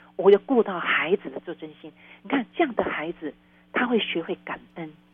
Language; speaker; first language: Chinese; non-native, local second language; Hakka Chinese